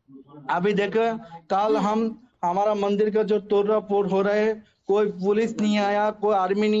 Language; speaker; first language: Hindi; non-native, learner; Bangla